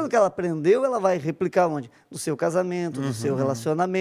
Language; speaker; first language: Portuguese; native; Portuguese